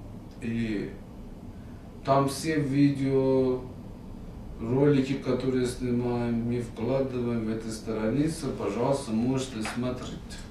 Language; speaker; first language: Russian; non-native, fluent; Persian